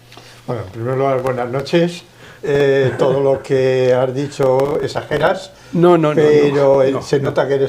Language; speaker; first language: Spanish; native; Spanish